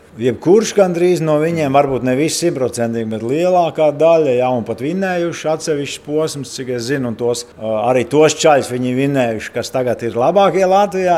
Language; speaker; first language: Latvian; native; Latvian